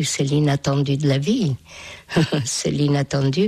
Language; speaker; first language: French; non-native, fluent; Hungarian